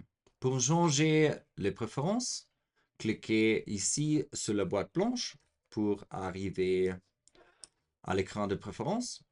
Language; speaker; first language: French; non-native, fluent; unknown